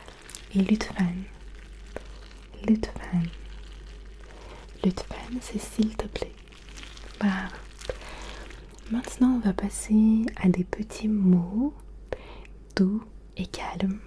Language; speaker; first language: French; early bilingual, other home language; Turkish